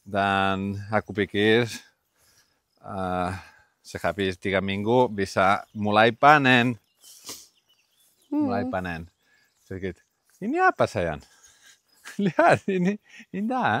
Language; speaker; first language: Indonesian; non-native, learner; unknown